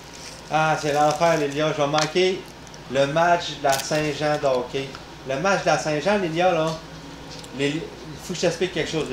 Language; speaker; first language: French; native; French